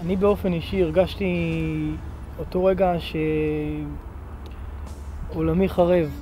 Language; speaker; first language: Hebrew; native; Hebrew